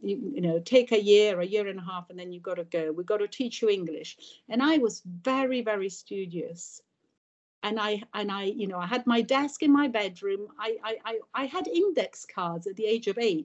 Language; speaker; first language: English; early bilingual, other home language; Italian